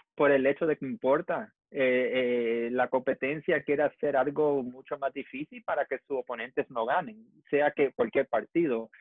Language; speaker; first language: Spanish; early bilingual, heritage; Spanish